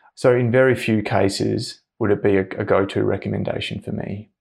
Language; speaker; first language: English; native; English